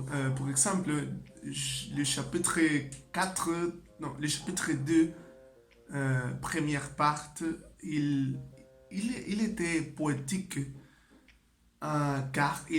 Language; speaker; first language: French; non-native, learner; Spanish